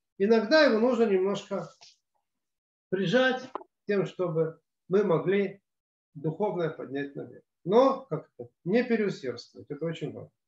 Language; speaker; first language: Russian; native; Russian